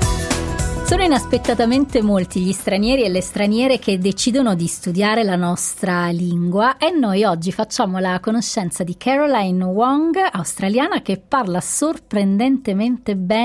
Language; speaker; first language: Italian; native; Italian